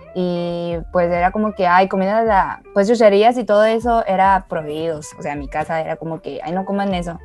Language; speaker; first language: Spanish; early bilingual, other home language; Chinese